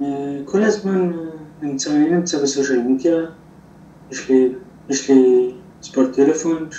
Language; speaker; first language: Hebrew; non-native, local second language; Arabic